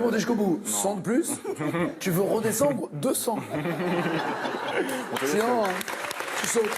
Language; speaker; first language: French; native; French